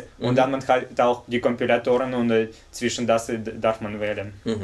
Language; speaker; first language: German; non-native, fluent; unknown